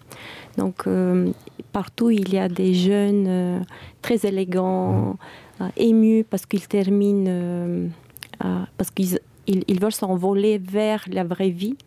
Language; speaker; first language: French; non-native, fluent; Bulgarian